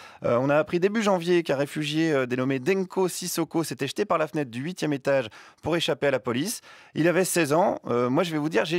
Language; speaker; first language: French; native; French